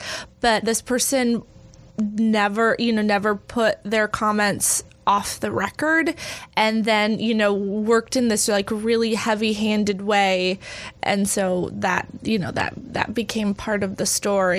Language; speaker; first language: English; native; English